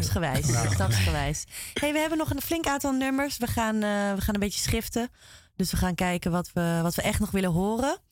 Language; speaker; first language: Dutch; native; Dutch